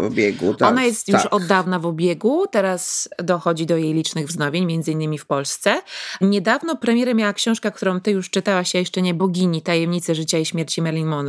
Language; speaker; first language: Polish; native; Polish